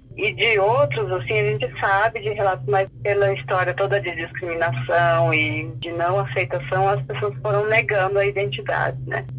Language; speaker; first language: Portuguese; non-native, local second language; Guarani